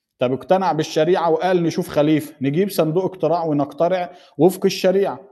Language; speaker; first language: Arabic; native; Arabic